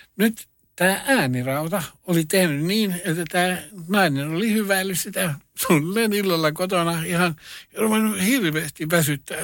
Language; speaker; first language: Finnish; non-native, local second language; Swedish